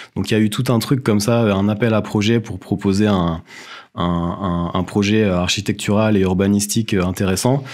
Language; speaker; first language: French; native; French